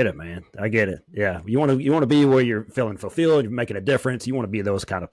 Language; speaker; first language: English; native; English